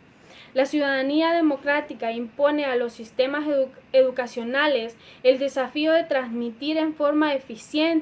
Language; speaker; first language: Spanish; native; Spanish